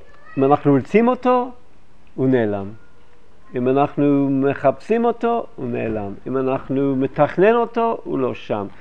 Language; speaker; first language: Hebrew; non-native, fluent; English